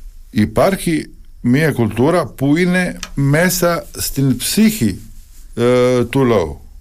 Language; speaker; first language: Greek; non-native, fluent; Serbian